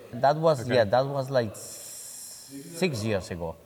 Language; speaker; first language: English; non-native, fluent; Spanish